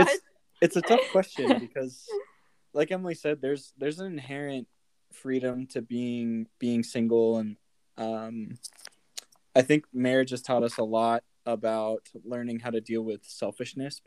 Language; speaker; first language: English; native; English